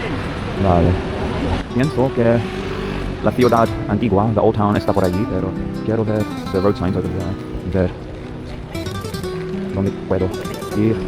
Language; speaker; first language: Spanish; non-native, learner; English